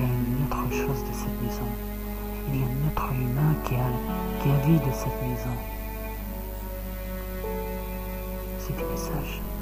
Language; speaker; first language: French; non-native, learner; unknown